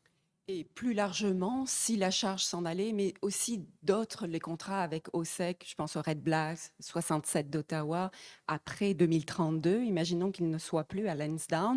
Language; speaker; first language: French; native; French